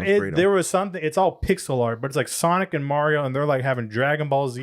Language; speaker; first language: English; native; English